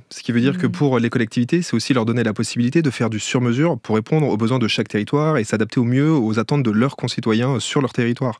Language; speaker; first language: French; native; French